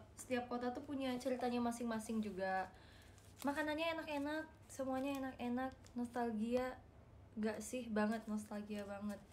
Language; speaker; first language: Indonesian; native; Indonesian